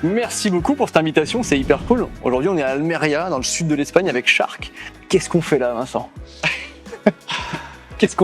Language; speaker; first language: French; native; French